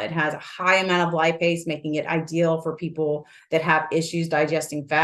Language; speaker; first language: English; native; English